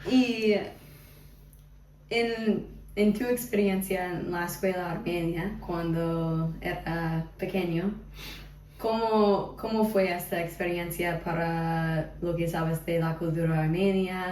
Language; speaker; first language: Spanish; non-native, fluent; English